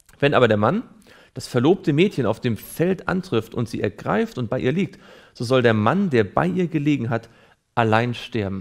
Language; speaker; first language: German; native; German